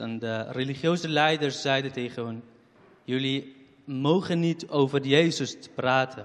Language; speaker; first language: Dutch; non-native, fluent; Kurdish